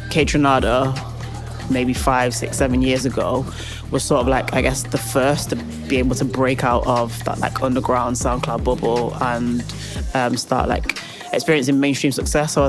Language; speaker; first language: English; native; English